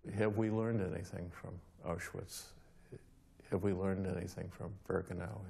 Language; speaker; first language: English; native; English